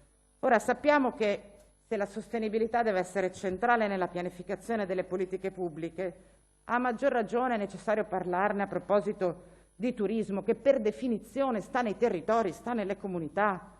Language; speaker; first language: Italian; native; Italian